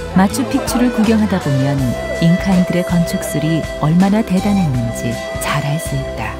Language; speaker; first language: Korean; native; Korean